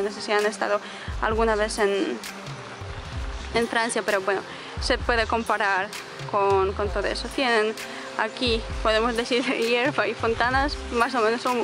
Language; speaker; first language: Spanish; non-native, fluent; Polish